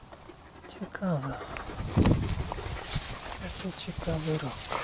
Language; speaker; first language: Polish; early bilingual, heritage; Polish